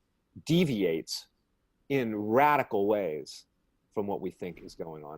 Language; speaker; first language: English; native; English